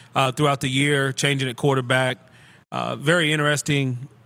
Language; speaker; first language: English; native; English